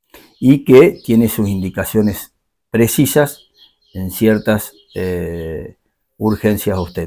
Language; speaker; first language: Spanish; native; Spanish